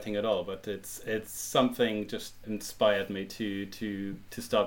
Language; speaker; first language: English; non-native, fluent; German